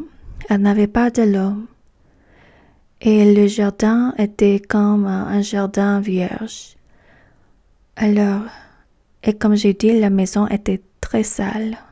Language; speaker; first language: French; non-native, fluent; English